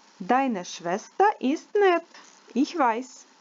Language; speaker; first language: German; non-native, fluent; Ukrainian